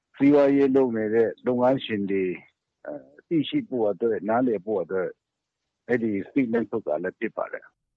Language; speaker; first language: Burmese; non-native, local second language; Kachin